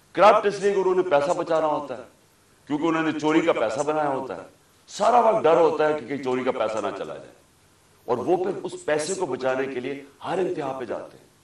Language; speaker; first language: Urdu; native; Urdu